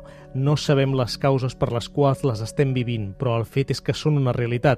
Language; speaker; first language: Catalan; native; Catalan